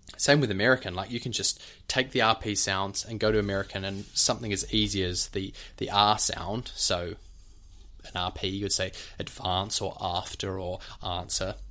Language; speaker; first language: English; native; English